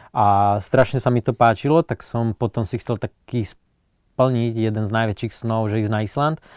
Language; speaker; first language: Slovak; native; Slovak